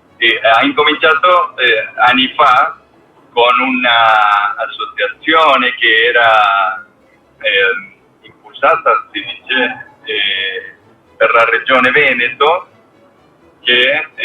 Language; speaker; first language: Italian; non-native, learner; Spanish